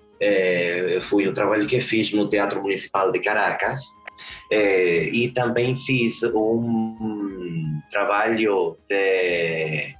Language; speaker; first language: Portuguese; early bilingual, heritage; Spanish